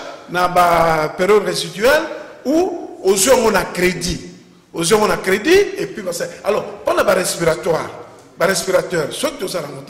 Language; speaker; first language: French; non-native, local second language; Lingala